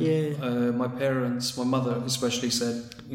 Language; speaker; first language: English; native; English